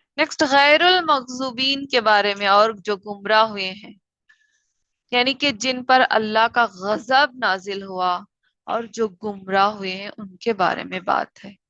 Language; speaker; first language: Urdu; native; Urdu